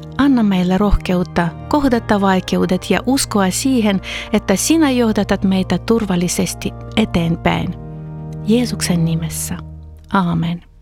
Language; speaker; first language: Finnish; non-native, fluent; Ukrainian